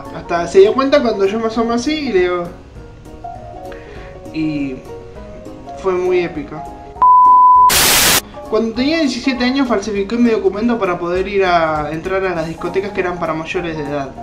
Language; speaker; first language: Spanish; native; Spanish